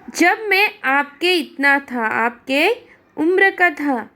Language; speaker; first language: Hindi; non-native, local second language; Marathi